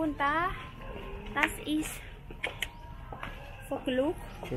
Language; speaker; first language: German; non-native, learner; Thai